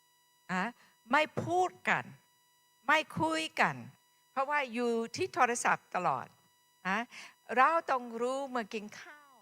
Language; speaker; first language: Thai; non-native, fluent; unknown